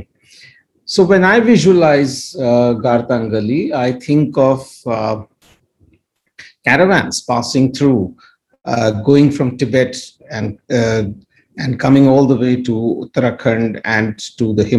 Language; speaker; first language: English; non-native, local second language; Hindi